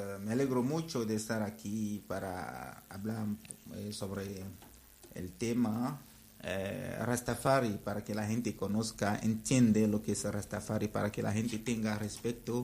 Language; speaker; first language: Spanish; non-native, fluent; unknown